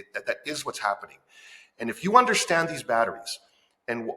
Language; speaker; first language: English; native; English